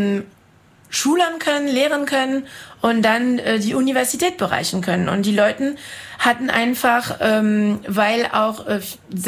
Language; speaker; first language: German; non-native, fluent; French